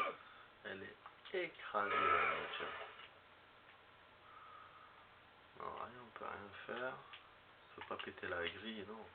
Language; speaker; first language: French; native; French